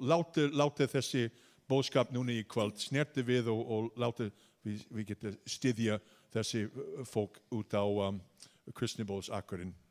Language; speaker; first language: Icelandic; non-native, fluent; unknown